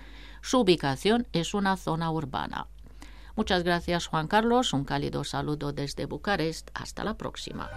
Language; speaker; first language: Spanish; non-native, fluent; Romanian